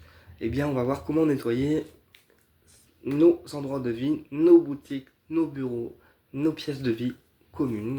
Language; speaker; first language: French; native; French